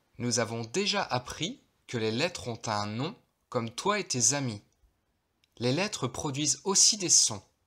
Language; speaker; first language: French; non-native, local second language; Arabic